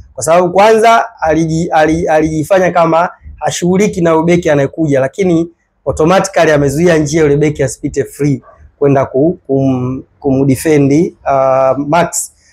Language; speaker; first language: Swahili; native; Swahili